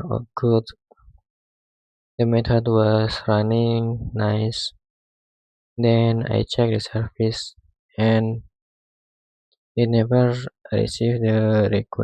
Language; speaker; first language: English; non-native, learner; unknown